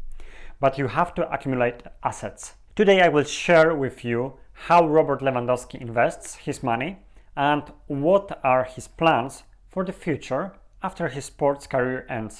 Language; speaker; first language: English; non-native, fluent; Polish